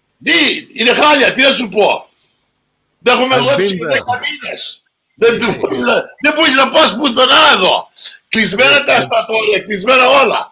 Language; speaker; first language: Greek; early bilingual, heritage; Greek